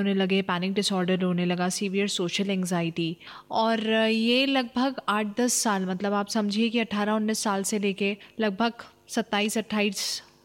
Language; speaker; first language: Hindi; native; Hindi